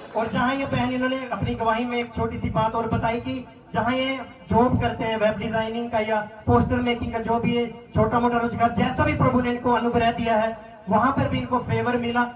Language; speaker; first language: Hindi; native; Hindi